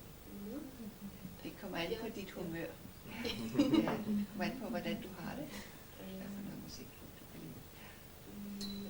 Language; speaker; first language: Danish; native; Danish